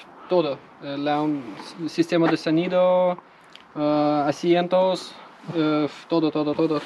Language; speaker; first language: Spanish; non-native, learner; Russian